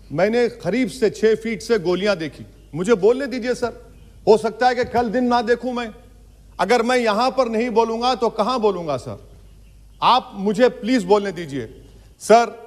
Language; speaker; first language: Hindi; non-native, local second language; Urdu